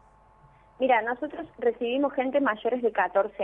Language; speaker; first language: Spanish; native; Spanish